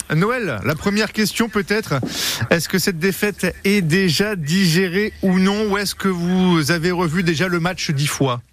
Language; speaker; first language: French; native; French